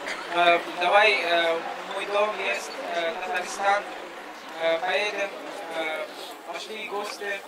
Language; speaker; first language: Russian; non-native, learner; Bangla